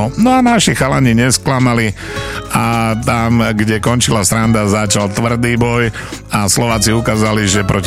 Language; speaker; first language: Slovak; native; Slovak